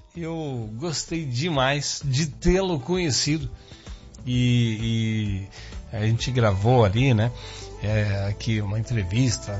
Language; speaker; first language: Portuguese; native; Portuguese